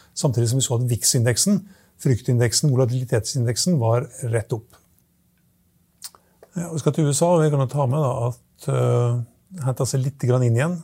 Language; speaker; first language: Norwegian; native; Norwegian